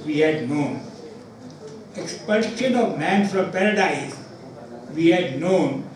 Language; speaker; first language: English; non-native, local second language; Urdu